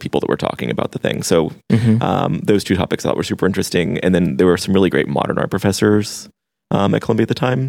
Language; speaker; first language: English; native; English